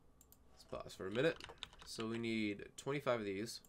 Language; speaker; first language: English; native; English